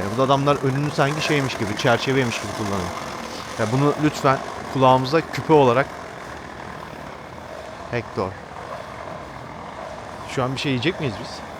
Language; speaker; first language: Turkish; native; Turkish